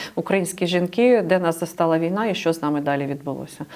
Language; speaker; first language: Ukrainian; native; Ukrainian